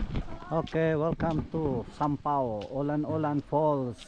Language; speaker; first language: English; non-native, local second language; Cebuano